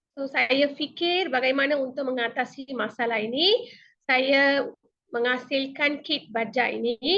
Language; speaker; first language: Malay; non-native, local second language; Tamil